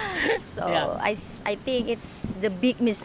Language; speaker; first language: English; non-native, learner; Indonesian